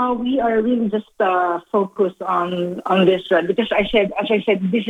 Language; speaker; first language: English; non-native, local second language; Filipino